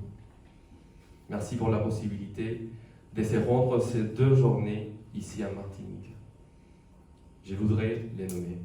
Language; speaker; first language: French; non-native, fluent; Spanish